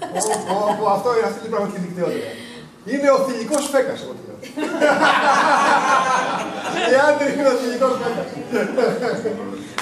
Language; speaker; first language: Greek; native; Greek